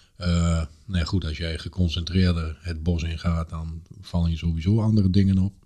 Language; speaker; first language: Dutch; native; Dutch